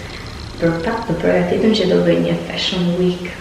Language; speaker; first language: Albanian; early bilingual, heritage; Albanian